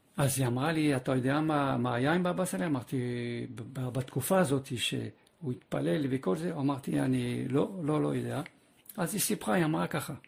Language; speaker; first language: Hebrew; non-native, fluent; French